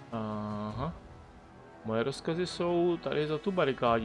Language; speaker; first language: Czech; native; Czech